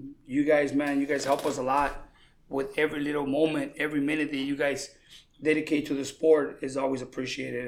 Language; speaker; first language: English; early bilingual, other home language; Spanish